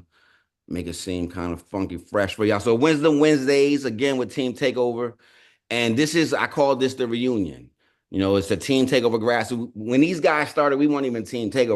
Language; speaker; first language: English; native; English